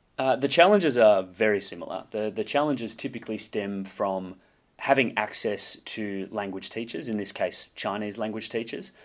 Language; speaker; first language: English; native; English